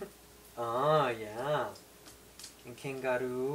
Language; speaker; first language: Korean; non-native, fluent; English